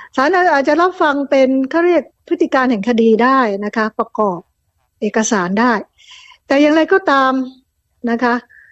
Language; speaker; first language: Thai; native; Thai